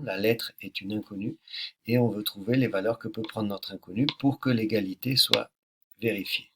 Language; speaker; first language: French; native; French